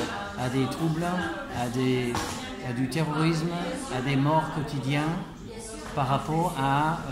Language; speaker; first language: French; non-native, fluent; English